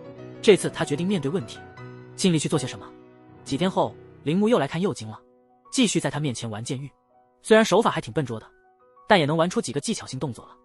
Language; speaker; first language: Chinese; native; Chinese